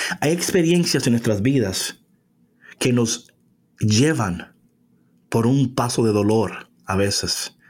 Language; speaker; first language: Spanish; early bilingual, heritage; Spanish